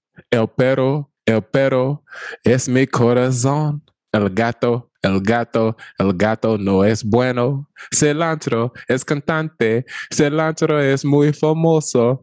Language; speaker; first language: Spanish; non-native, learner; English